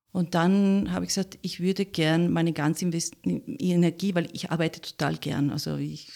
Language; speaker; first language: German; non-native, fluent; Italian